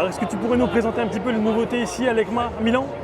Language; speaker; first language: French; native; French